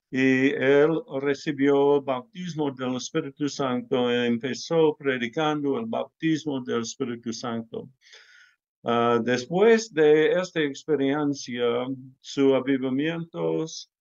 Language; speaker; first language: Spanish; non-native, learner; English